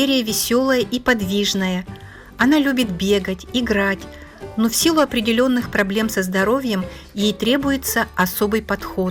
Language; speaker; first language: Russian; native; Russian